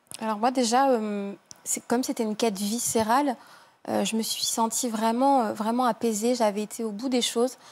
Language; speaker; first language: French; native; French